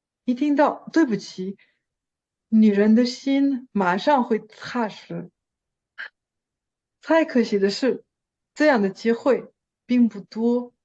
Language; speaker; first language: Chinese; non-native, fluent; French